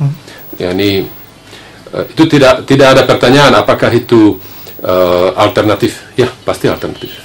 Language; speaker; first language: Indonesian; non-native, fluent; Slovak